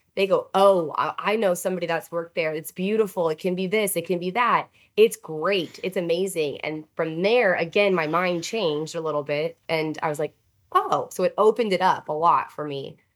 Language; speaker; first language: English; native; English